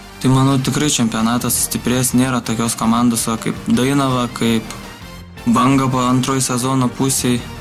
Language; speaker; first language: Lithuanian; native; Lithuanian